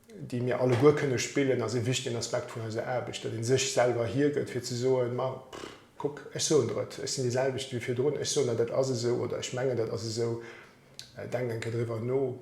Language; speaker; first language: Luxembourgish; native; Luxembourgish